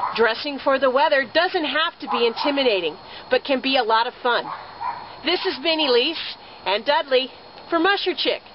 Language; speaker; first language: English; native; English